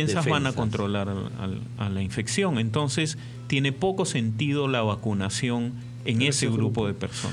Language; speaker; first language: Spanish; native; Spanish